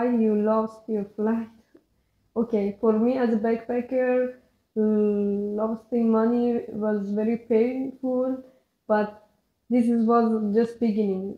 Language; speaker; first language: English; non-native, learner; Persian